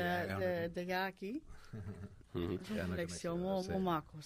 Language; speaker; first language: Catalan; non-native, learner; English